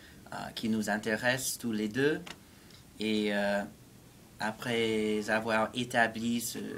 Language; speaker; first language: French; non-native, fluent; English